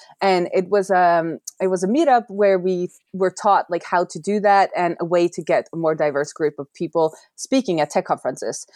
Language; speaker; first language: English; non-native, fluent; Norwegian